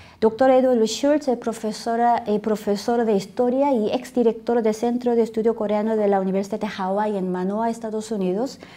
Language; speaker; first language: Spanish; non-native, fluent; Korean